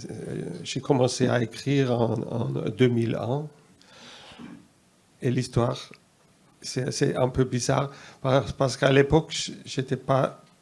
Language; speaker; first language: French; non-native, fluent; German